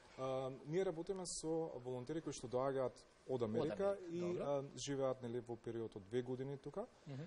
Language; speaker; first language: Macedonian; native; Macedonian